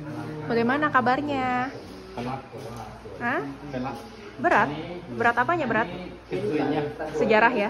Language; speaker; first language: Indonesian; native; Indonesian